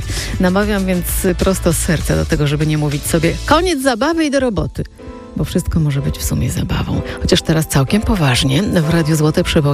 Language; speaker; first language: Polish; native; Polish